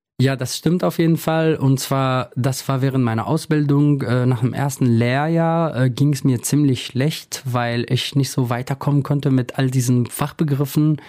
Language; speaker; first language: German; non-native, fluent; Kurdish